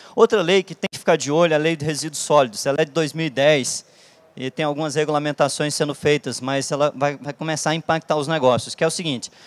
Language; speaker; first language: Portuguese; native; Portuguese